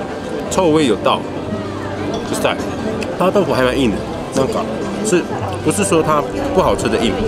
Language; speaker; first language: Chinese; native; Chinese